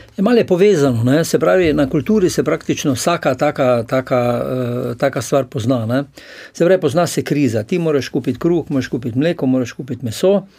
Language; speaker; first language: Slovenian; native; Slovenian